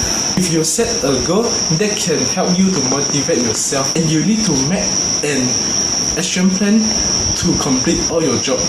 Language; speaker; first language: English; non-native, learner; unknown